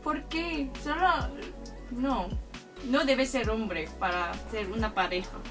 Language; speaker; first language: Spanish; non-native, fluent; Korean